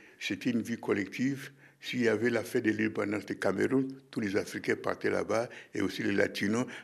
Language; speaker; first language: French; non-native, local second language; Lingala